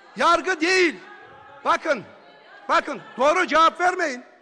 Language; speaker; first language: Turkish; native; Turkish